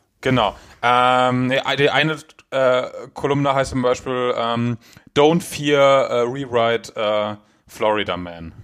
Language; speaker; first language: German; native; German